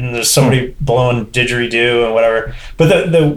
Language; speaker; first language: English; native; English